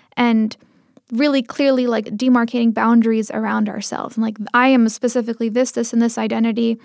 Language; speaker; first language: English; early bilingual, other home language; Tamil